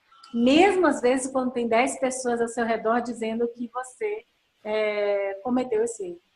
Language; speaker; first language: Portuguese; native; Portuguese